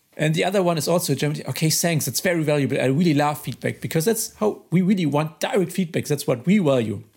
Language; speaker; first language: English; non-native, fluent; German